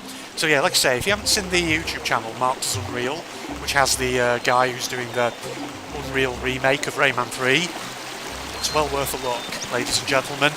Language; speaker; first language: English; native; English